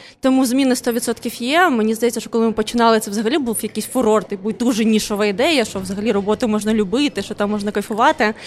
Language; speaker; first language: Ukrainian; non-native, local second language; Russian